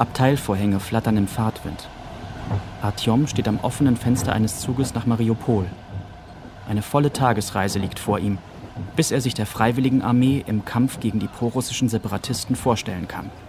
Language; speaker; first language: German; native; German